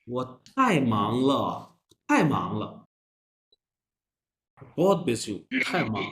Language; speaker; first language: Chinese; non-native, fluent; Urdu